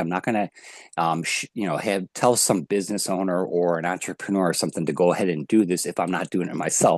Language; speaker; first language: English; native; English